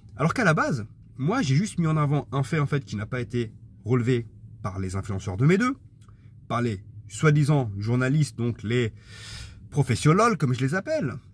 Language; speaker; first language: French; native; French